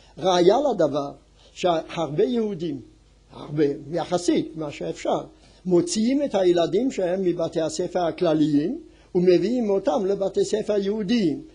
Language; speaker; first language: Hebrew; non-native, fluent; French